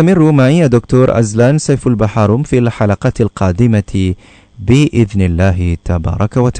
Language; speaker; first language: Arabic; non-native, fluent; Malay